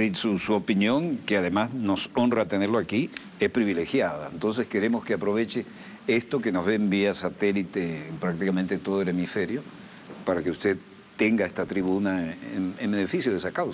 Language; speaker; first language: Spanish; native; Spanish